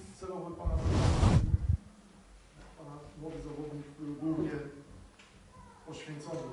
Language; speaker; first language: Polish; native; Polish